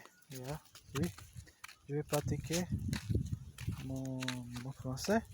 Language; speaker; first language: French; non-native, learner; Portuguese